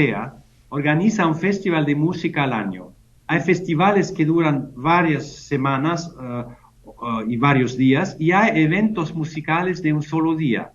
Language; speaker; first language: Spanish; non-native, fluent; German